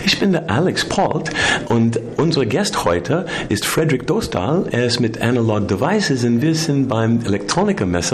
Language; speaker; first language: German; non-native, learner; English